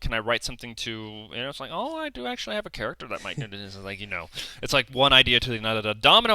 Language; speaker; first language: English; native; English